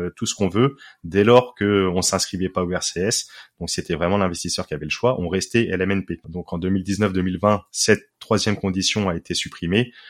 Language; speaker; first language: French; native; French